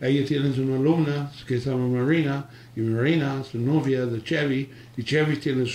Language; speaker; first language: Spanish; non-native, learner; English